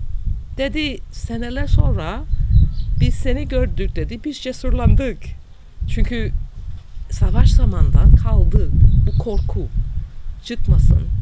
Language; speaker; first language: Turkish; non-native, fluent; English